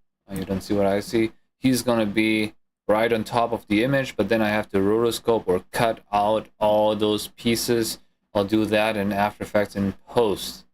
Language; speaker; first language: English; non-native, fluent; German